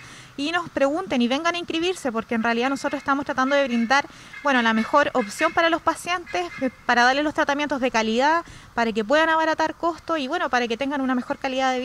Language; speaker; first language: Spanish; native; Spanish